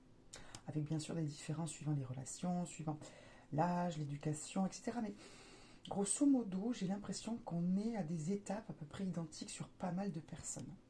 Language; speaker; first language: French; native; French